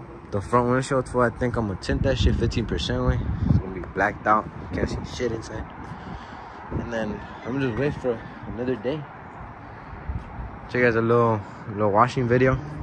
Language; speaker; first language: English; early bilingual, other home language; Spanish